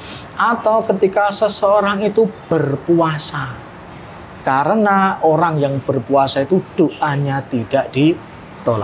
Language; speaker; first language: Indonesian; native; Indonesian